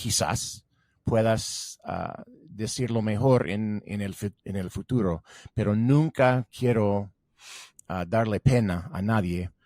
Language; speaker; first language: Spanish; non-native, fluent; English